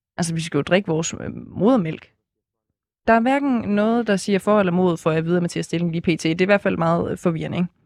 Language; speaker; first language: Danish; native; Danish